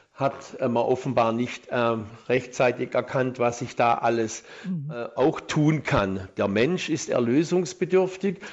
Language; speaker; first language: German; native; German